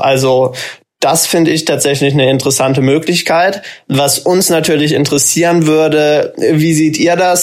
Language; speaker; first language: German; native; German